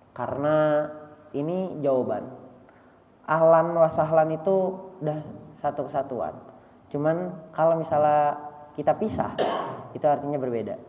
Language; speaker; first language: Indonesian; native; Indonesian